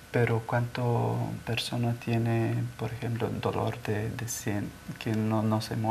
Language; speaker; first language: Spanish; non-native, learner; Bulgarian